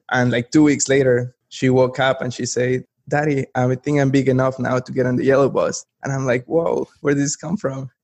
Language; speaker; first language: English; non-native, fluent; Spanish